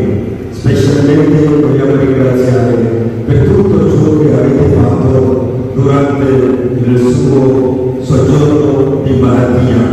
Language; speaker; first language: Italian; non-native, fluent; Tamil